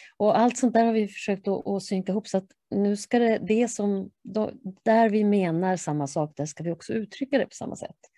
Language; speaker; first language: Swedish; native; Swedish